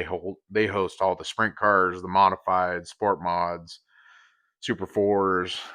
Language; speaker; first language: English; native; English